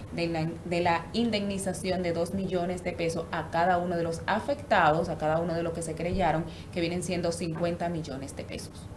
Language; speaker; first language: Spanish; native; Spanish